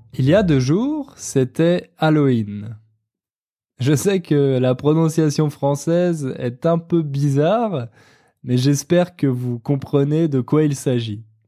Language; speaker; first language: French; native; French